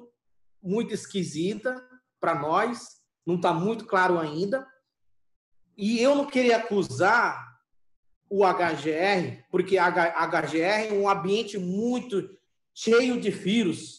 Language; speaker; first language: Portuguese; non-native, local second language; Yanomámi